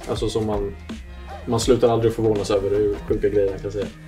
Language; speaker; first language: Swedish; native; Swedish